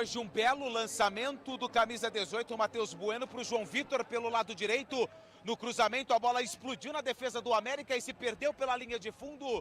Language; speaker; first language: Portuguese; native; Portuguese